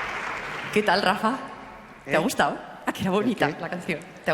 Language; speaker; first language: Spanish; native; Spanish